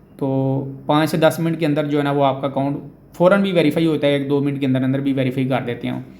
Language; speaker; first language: Urdu; non-native, local second language; Punjabi